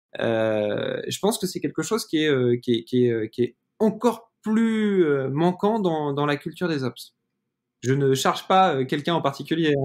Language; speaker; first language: French; native; French